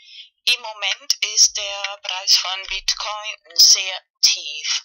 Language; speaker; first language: German; non-native, fluent; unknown